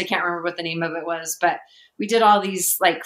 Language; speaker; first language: English; native; English